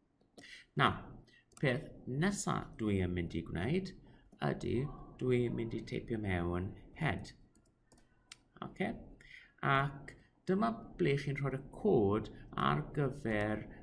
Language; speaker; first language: Welsh; non-native, local second language; English